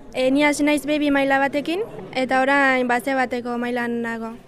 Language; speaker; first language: Basque; non-native, local second language; French